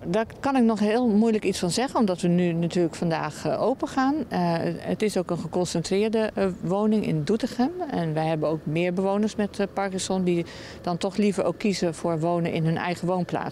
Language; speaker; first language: Dutch; native; Dutch